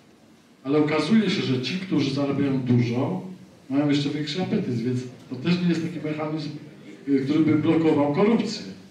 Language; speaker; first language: Polish; native; Polish